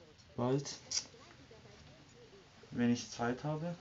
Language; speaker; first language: German; early bilingual, other home language; Serbian